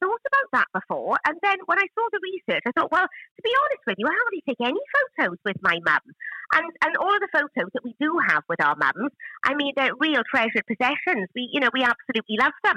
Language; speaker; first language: English; native; English